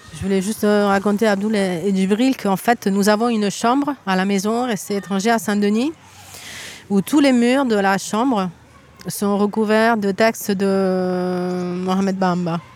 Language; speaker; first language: French; native; French